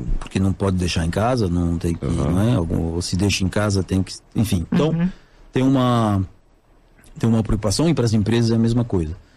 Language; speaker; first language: Portuguese; non-native, fluent; French